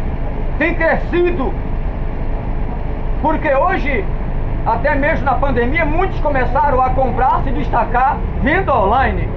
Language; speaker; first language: Portuguese; native; Portuguese